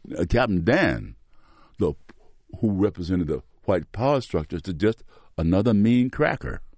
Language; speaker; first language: English; native; English